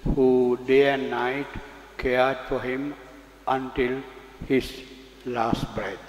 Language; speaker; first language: English; non-native, local second language; Sinhala